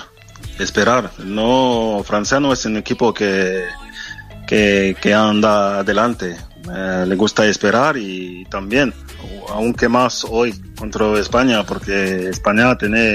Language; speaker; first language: Spanish; non-native, fluent; French